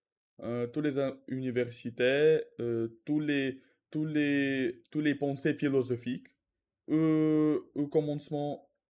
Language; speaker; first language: French; non-native, learner; Russian